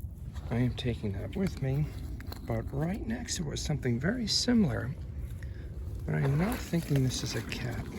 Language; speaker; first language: English; native; English